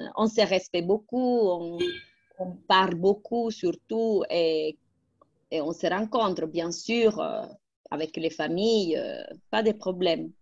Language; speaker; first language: French; non-native, fluent; Italian